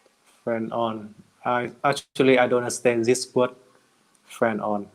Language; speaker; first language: English; non-native, learner; Vietnamese